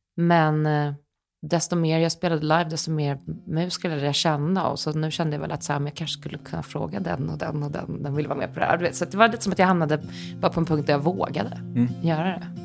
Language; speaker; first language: Swedish; native; Swedish